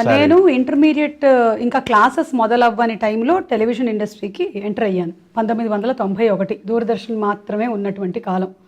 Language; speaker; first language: Telugu; non-native, local second language; Malayalam